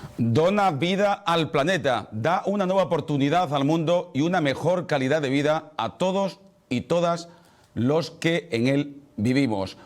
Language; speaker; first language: Spanish; native; Spanish